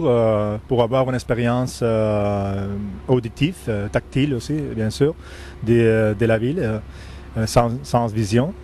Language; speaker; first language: French; non-native, fluent; Spanish